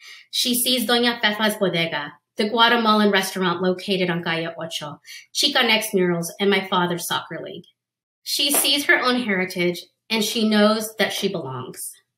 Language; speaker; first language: English; early bilingual, other home language; Spanish